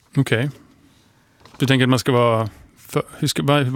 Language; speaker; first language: Swedish; non-native, fluent; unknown